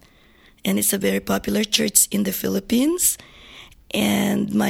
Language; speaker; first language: English; non-native, local second language; Filipino